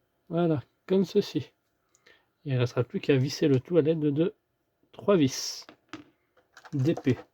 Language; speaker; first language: French; native; French